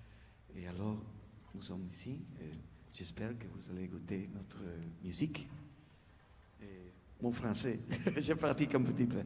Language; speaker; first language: French; non-native, learner; Spanish